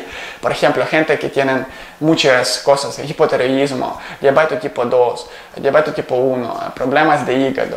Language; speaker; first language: Spanish; non-native, learner; Ukrainian